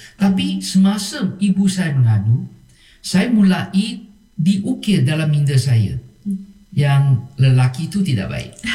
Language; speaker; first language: Malay; non-native, local second language; Chinese